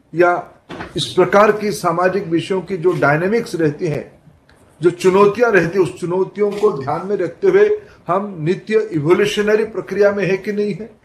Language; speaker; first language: Hindi; non-native, local second language; Odia